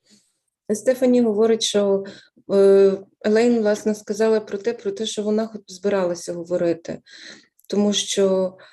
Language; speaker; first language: Ukrainian; native; Ukrainian